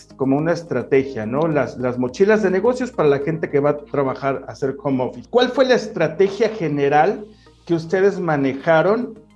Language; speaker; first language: Spanish; native; Spanish